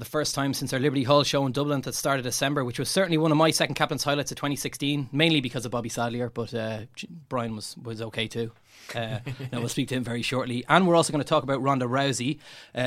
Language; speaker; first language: English; native; English